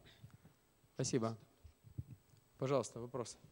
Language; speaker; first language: Russian; native; Russian